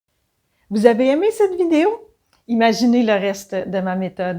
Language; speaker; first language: French; native; French